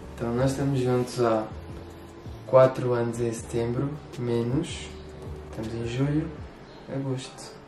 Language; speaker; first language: Portuguese; native; Portuguese